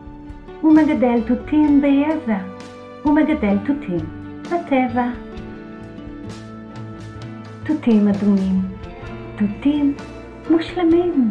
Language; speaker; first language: Hebrew; native; Hebrew